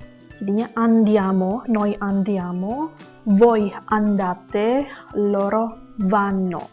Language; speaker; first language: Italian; non-native, fluent; Indonesian